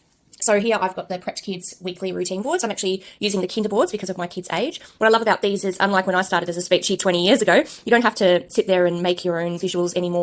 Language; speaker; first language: English; native; English